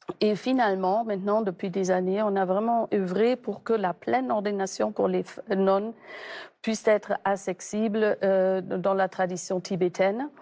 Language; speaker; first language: French; non-native, fluent; German